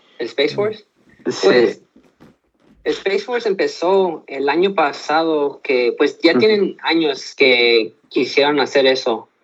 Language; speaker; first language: Spanish; early bilingual, heritage; Spanish